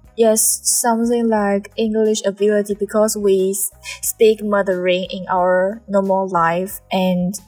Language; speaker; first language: English; non-native, learner; Chinese